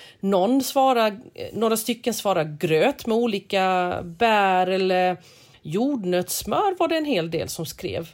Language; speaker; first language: Swedish; early bilingual, other home language; Korean